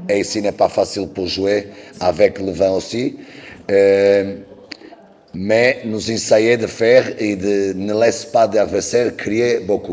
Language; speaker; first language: French; non-native, learner; Portuguese